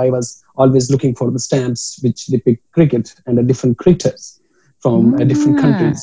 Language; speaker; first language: English; non-native, local second language; Urdu